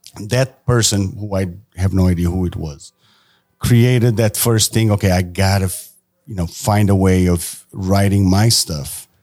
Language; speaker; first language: English; non-native, fluent; Portuguese